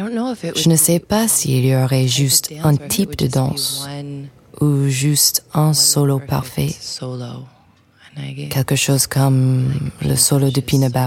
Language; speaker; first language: French; non-native, fluent; English